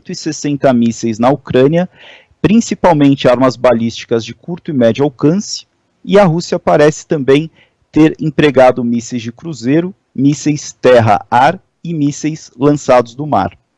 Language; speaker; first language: Portuguese; native; Portuguese